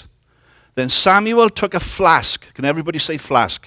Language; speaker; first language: English; native; English